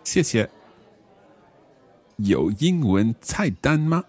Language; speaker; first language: Chinese; non-native, learner; English